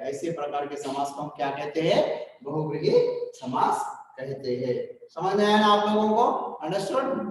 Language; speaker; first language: Hindi; non-native, local second language; Telugu